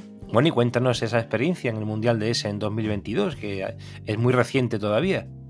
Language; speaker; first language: Spanish; native; Spanish